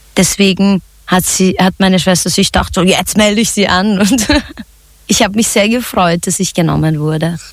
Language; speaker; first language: German; early bilingual, other home language; Zaza